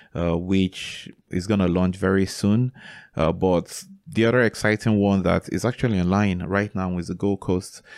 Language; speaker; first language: English; non-native, local second language; Igbo